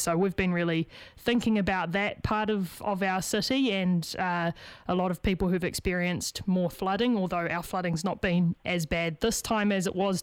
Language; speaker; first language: English; native; English